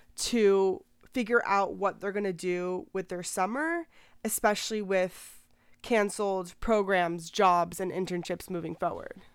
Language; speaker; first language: English; native; English